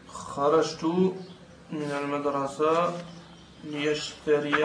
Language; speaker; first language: Arabic; non-native, learner; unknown